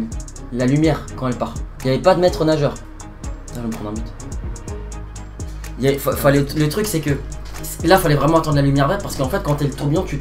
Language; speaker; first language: French; native; French